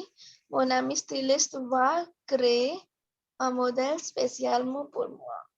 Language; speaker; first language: French; non-native, fluent; Hindi